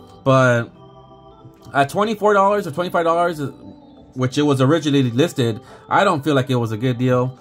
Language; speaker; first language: English; native; English